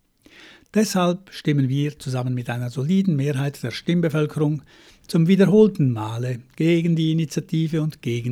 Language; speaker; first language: German; native; German